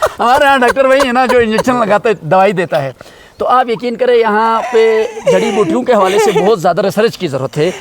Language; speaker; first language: Urdu; non-native, local second language; Shina